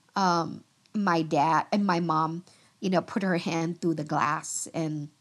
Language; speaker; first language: English; early bilingual, other home language; Vietnamese